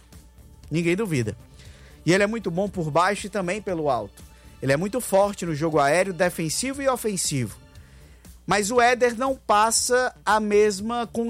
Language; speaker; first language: Portuguese; native; Portuguese